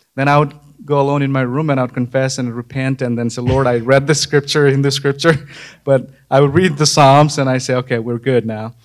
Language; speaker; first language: English; non-native, local second language; Nepali